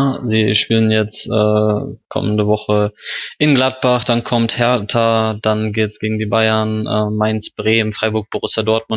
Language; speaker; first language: German; native; German